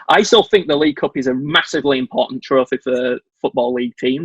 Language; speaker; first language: English; native; English